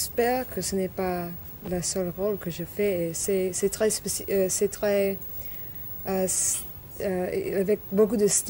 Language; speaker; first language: French; non-native, learner; English